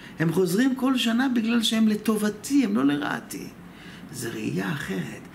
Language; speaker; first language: Hebrew; native; Hebrew